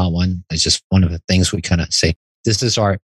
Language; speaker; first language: English; non-native, fluent; Chinese